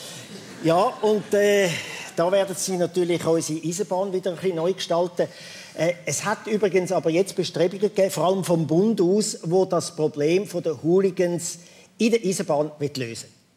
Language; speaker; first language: German; native; German